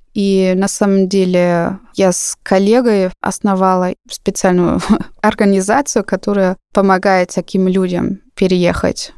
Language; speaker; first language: Russian; non-native, fluent; German